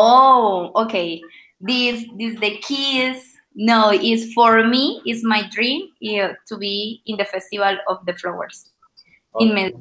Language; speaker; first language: English; non-native, learner; Spanish